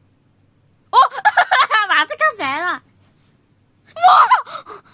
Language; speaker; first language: Chinese; native; Chinese